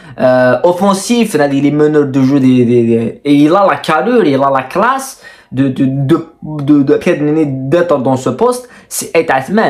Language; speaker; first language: French; non-native, local second language; Kabyle